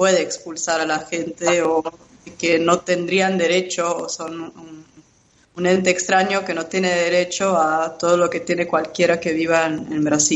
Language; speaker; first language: Spanish; non-native, fluent; Portuguese